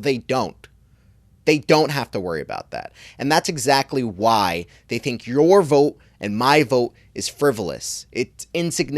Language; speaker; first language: English; native; English